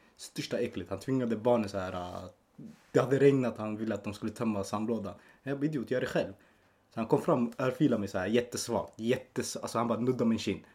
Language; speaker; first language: Swedish; early bilingual, other home language; Spanish